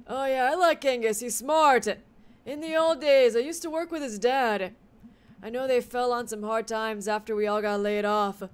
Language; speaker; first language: English; native; English